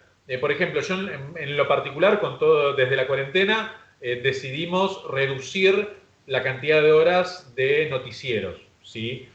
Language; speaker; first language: Spanish; native; Spanish